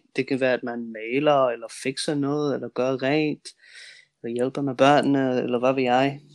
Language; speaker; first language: Danish; non-native, fluent; English